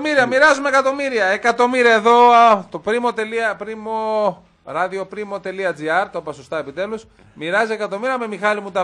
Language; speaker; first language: Greek; native; Greek